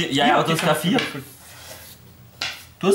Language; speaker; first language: German; native; German